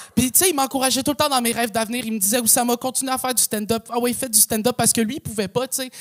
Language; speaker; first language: French; native; French